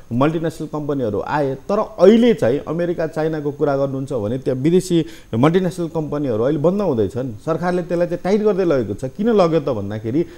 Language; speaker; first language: Nepali; native; Nepali